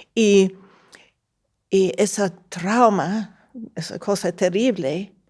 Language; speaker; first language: Spanish; non-native, fluent; English